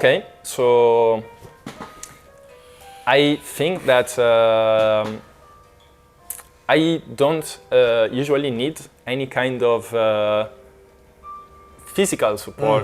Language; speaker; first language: English; non-native, fluent; Italian